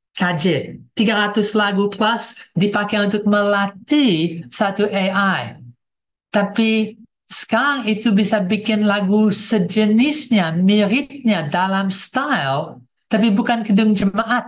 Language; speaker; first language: Indonesian; non-native, fluent; English